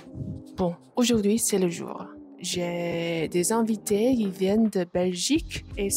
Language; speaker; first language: French; non-native, learner; Vietnamese